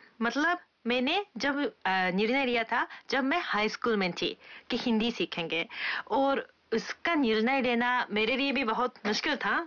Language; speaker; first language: Hindi; non-native, fluent; Japanese